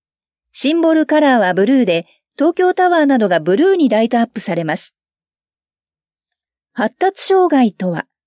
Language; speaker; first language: Japanese; native; Japanese